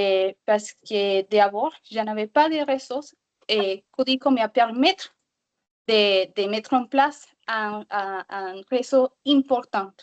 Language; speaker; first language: French; non-native, learner; Spanish